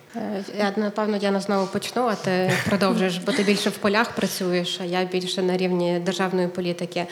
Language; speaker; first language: Ukrainian; native; Ukrainian